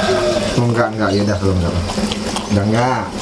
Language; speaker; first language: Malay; non-native, local second language; Sundanese